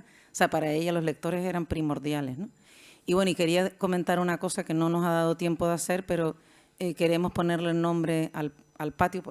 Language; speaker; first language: Spanish; native; Spanish